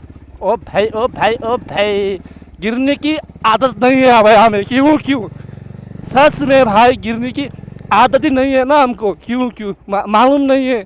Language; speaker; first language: Hindi; non-native, learner; Nepali